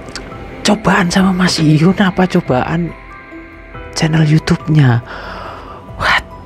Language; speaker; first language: Indonesian; native; Indonesian